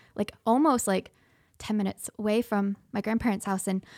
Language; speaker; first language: English; native; English